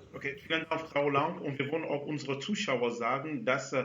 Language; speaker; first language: German; non-native, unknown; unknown